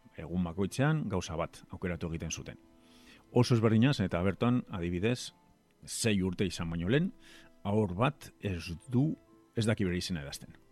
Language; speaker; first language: Basque; non-native, local second language; Spanish